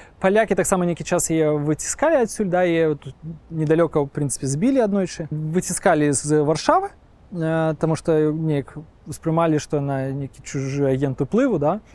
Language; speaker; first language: Belarusian; native; Belarusian